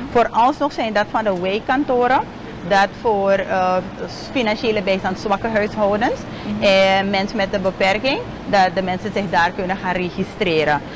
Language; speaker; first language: Dutch; native; Dutch